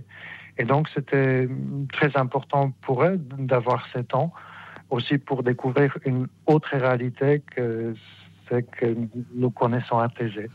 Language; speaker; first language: French; non-native, fluent; Polish